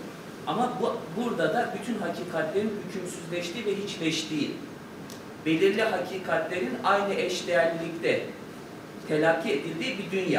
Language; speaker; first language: Turkish; native; Turkish